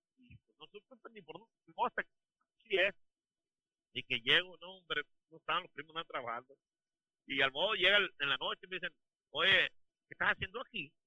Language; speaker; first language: Spanish; native; Spanish